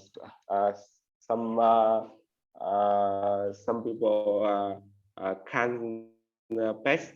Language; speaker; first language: English; non-native, learner; Vietnamese